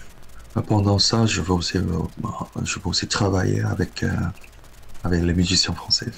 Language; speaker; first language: French; non-native, learner; Korean